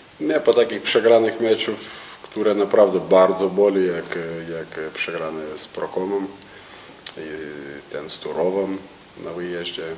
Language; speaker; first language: Polish; non-native, learner; Lithuanian